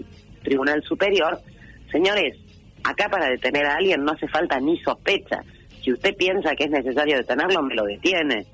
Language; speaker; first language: Spanish; native; Spanish